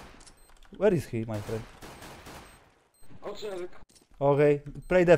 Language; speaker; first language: English; non-native, learner; Polish